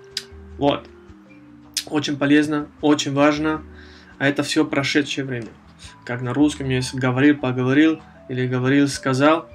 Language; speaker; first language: Russian; non-native, fluent; Spanish